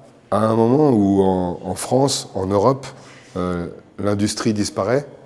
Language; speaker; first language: French; native; French